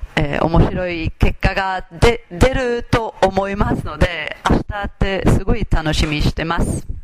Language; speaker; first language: Japanese; non-native, fluent; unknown